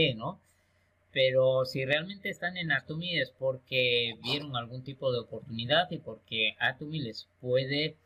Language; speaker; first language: Spanish; native; Spanish